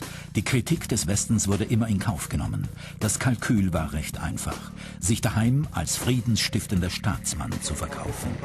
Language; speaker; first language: German; native; German